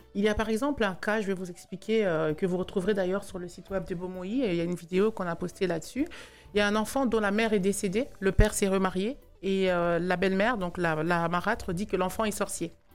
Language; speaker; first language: French; non-native, local second language; Lingala